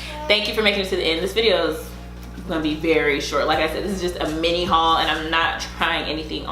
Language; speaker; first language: English; native; English